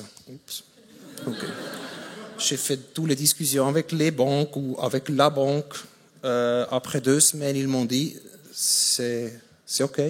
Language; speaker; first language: French; non-native, fluent; German